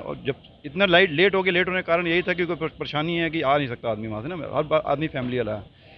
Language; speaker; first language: Hindi; non-native, local second language; Punjabi